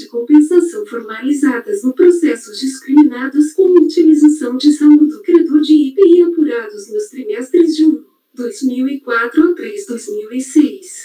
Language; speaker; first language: Portuguese; native; Portuguese